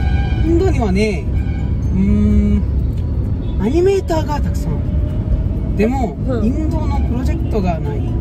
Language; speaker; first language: Japanese; non-native, learner; Tamil